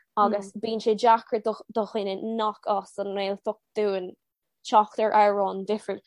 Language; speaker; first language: Irish; non-native, local second language; English